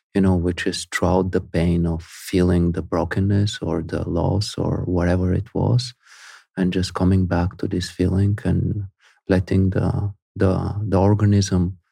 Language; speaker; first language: English; non-native, fluent; Spanish